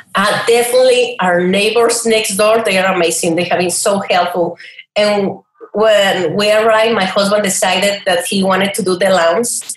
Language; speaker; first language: English; non-native, fluent; Spanish